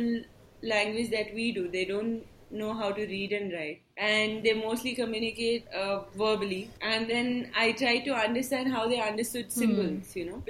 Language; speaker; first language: English; non-native, local second language; Tulu